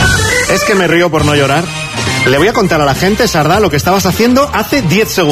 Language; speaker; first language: Spanish; native; Spanish